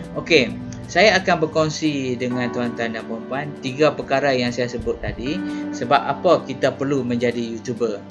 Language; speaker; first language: Malay; native; Malay